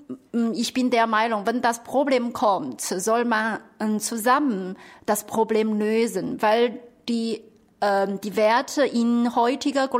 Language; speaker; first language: German; non-native, fluent; Chinese